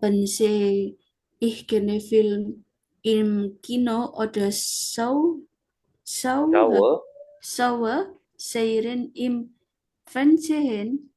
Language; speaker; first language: German; non-native, learner; Indonesian